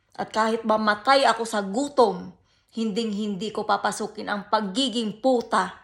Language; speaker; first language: Filipino; native; Filipino